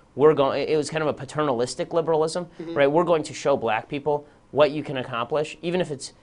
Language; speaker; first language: English; native; English